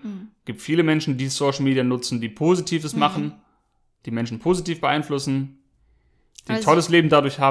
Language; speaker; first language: German; native; German